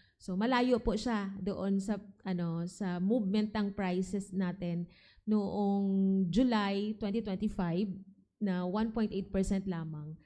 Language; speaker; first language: Filipino; non-native, local second language; Bikol